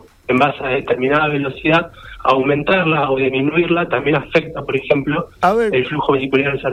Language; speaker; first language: Spanish; native; Spanish